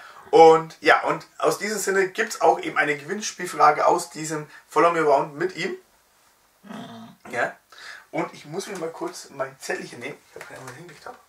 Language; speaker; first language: German; native; German